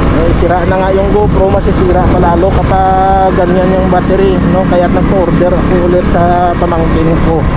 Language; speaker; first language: Filipino; non-native, local second language; Hiligaynon